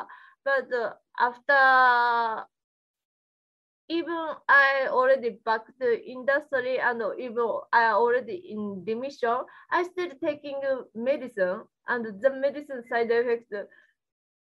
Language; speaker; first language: English; non-native, learner; Japanese